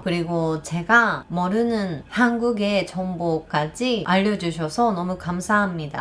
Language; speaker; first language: Korean; non-native, learner; Japanese